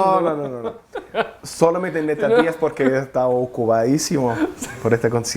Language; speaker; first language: Spanish; non-native, learner; English